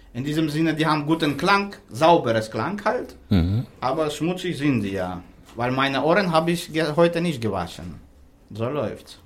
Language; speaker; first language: German; non-native, fluent; Russian